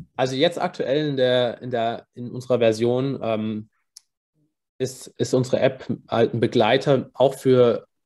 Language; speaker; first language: German; native; German